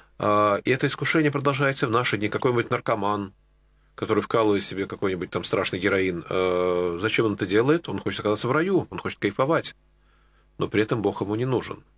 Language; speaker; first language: Russian; native; Russian